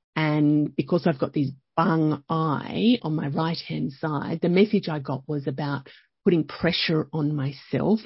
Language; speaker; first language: English; native; English